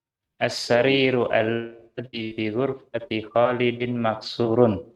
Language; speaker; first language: Arabic; non-native, fluent; Indonesian